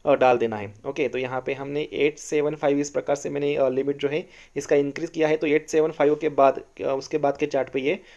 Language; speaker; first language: Hindi; non-native, local second language; Marathi